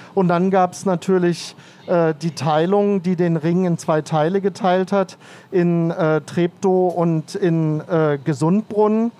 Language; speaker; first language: German; native; German